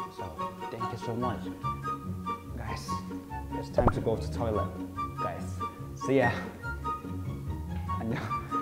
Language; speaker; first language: English; early bilingual, other home language; Korean